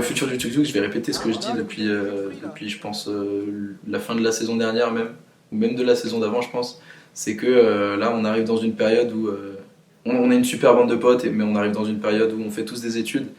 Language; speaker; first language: French; native; French